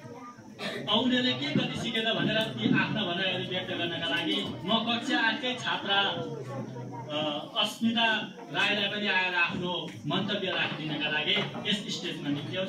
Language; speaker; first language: Nepali; native; Nepali